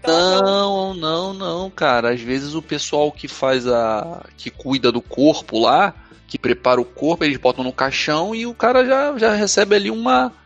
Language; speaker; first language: Portuguese; native; Portuguese